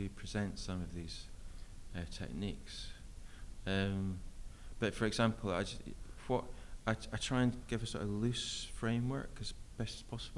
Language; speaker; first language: English; native; English